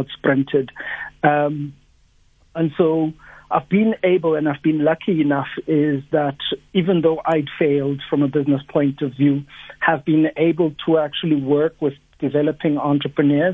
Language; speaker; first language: English; non-native, local second language; Xhosa